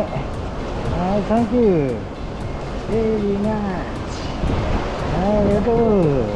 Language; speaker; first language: Japanese; native; Japanese